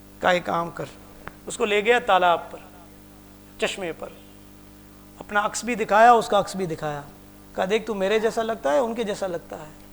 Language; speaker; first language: Urdu; non-native, local second language; Punjabi